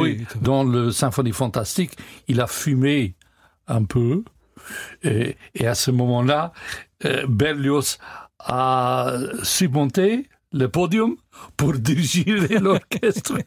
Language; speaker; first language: French; non-native, learner; English